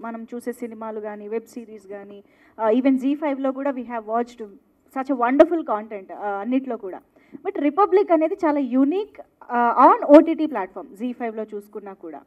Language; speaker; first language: Telugu; native; Telugu